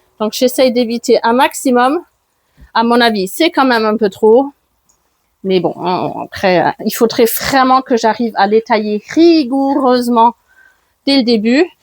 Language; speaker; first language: French; non-native, fluent; German